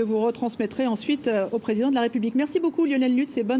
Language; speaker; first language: French; native; French